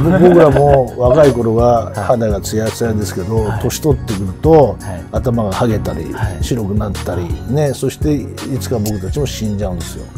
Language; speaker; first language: Japanese; native; Japanese